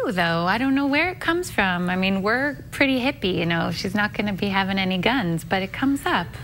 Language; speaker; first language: English; native; English